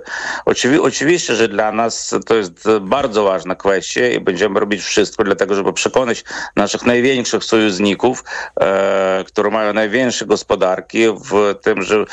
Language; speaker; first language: Polish; non-native, fluent; Ukrainian